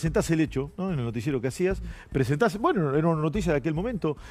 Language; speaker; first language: Spanish; native; Spanish